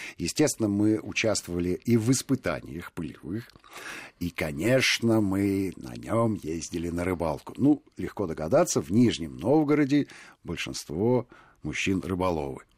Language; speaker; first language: Russian; native; Russian